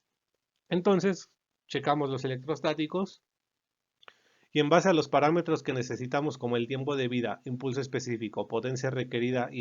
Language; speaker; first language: Spanish; native; Spanish